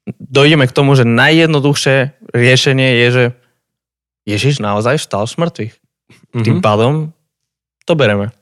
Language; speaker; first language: Slovak; native; Slovak